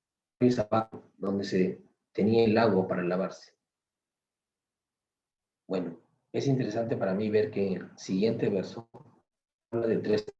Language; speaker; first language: Spanish; native; Spanish